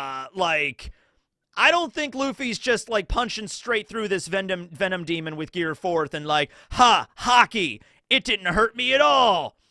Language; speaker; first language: English; native; English